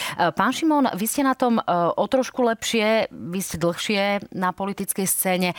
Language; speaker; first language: Slovak; native; Slovak